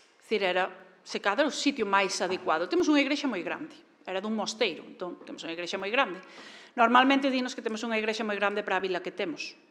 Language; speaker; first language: Galician; native; Galician